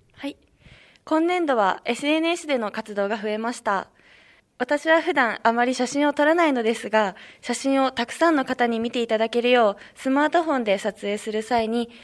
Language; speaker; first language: Japanese; native; Japanese